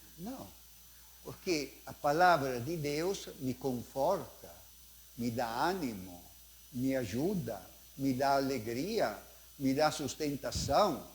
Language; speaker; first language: Portuguese; non-native, fluent; Italian